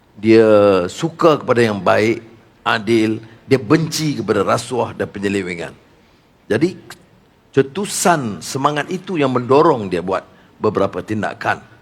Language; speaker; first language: Malay; native; Malay